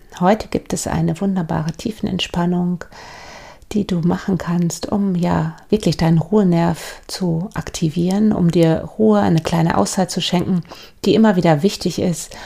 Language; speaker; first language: German; native; German